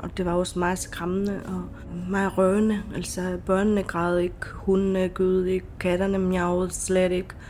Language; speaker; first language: Danish; non-native, fluent; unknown